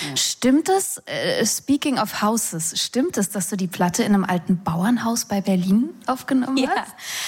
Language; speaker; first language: German; native; German